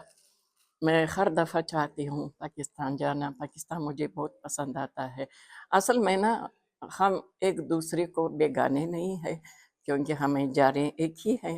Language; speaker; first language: Hindi; non-native, fluent; Uzbek